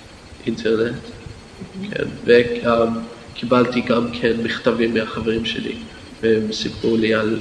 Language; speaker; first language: Hebrew; non-native, fluent; English